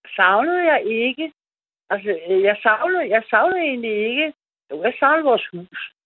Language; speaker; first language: Danish; native; Danish